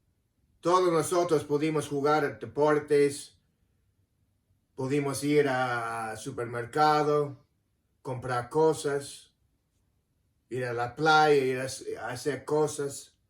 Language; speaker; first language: Spanish; non-native, fluent; English